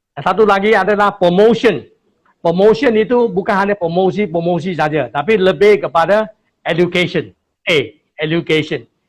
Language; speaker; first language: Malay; non-native, local second language; Chinese